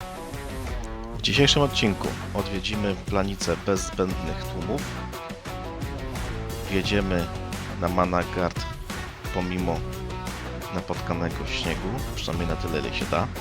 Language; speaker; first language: Polish; native; Polish